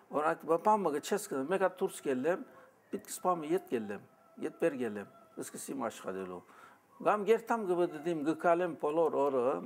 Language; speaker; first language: Armenian; early bilingual, heritage; Armenian